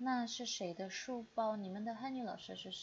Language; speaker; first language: Chinese; non-native, fluent; Indonesian